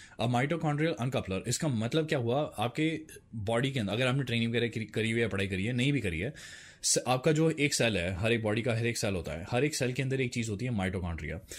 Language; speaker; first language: Hindi; native; Hindi